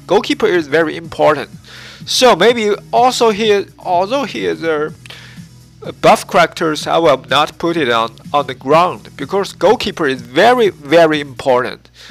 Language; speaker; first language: English; non-native, learner; Japanese